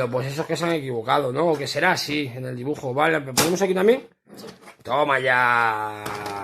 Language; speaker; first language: Spanish; native; Spanish